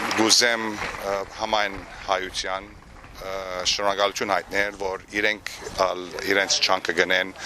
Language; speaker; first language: Armenian; early bilingual, heritage; Armenian